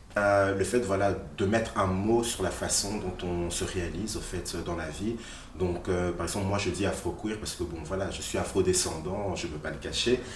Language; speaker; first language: French; early bilingual, other home language; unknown